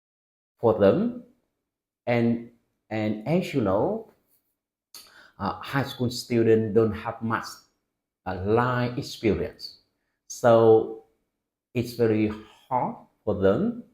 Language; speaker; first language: English; non-native, fluent; Vietnamese